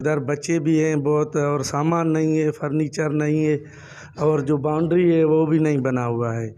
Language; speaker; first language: Hindi; non-native, local second language; Sindhi